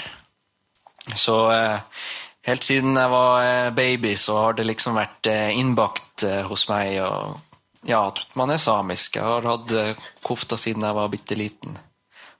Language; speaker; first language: Norwegian; native; Norwegian